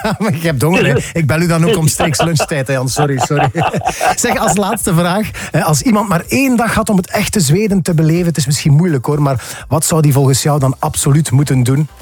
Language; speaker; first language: Dutch; native; Dutch